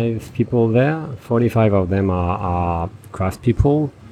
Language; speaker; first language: English; non-native, fluent; French